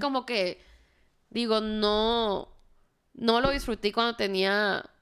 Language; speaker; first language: Spanish; early bilingual, heritage; Spanish